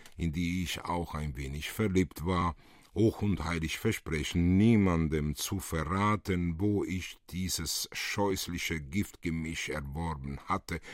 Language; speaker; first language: German; early bilingual, other home language; Italian